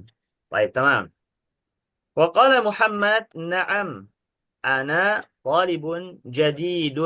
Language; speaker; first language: Arabic; non-native, fluent; Indonesian